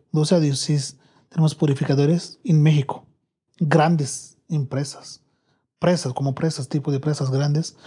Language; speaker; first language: Spanish; non-native, learner; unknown